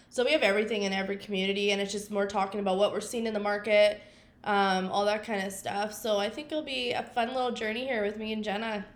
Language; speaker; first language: English; native; English